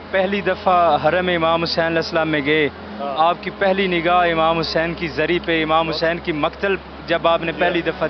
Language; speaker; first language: Urdu; native; Urdu